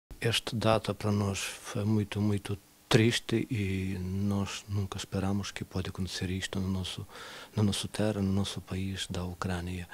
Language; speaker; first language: Portuguese; non-native, learner; Ukrainian